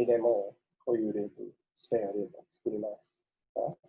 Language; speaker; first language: Japanese; non-native, fluent; English